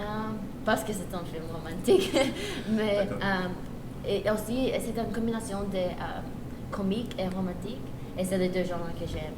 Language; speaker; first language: French; non-native, learner; Spanish